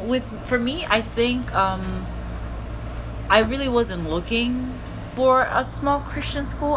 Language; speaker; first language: English; non-native, fluent; Portuguese